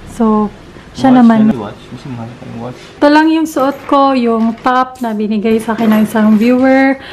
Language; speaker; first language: Filipino; non-native, local second language; Cebuano